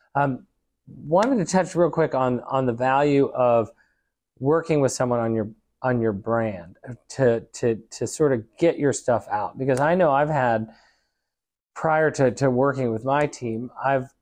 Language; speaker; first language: English; native; English